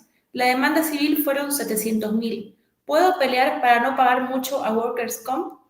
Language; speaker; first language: Spanish; native; Spanish